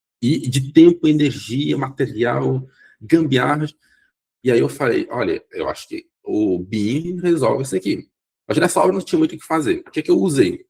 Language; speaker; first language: Portuguese; non-native, local second language; Kabuverdianu